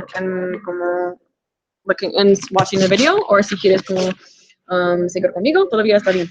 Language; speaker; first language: Spanish; non-native, fluent; English